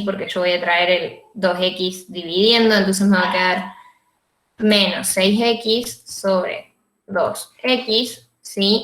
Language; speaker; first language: Spanish; native; Spanish